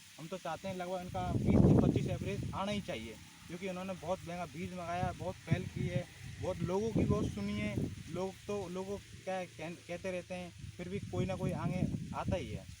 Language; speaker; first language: Hindi; native; Hindi